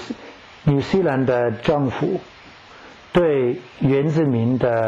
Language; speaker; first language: Chinese; non-native, learner; English